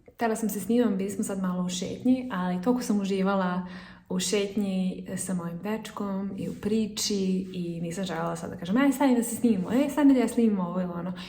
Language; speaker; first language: Serbian; early bilingual, heritage; Serbian